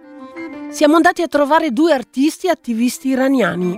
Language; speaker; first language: Italian; native; Italian